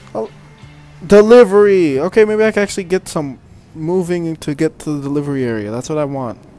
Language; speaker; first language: English; native; English